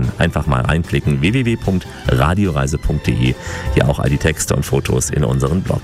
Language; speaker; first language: German; native; German